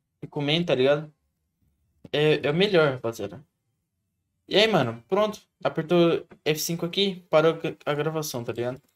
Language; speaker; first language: Portuguese; native; Portuguese